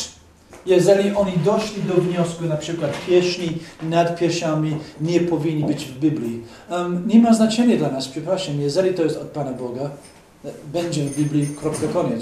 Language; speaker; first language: Polish; non-native, fluent; English